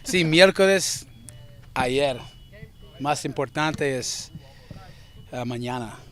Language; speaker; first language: Spanish; non-native, learner; English